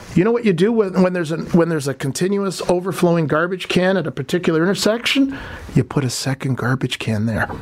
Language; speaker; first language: English; native; English